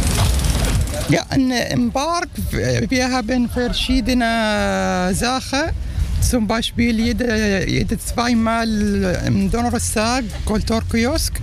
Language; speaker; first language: German; non-native, learner; Arabic